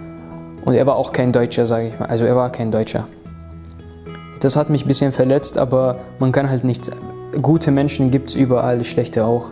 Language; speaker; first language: German; non-native, fluent; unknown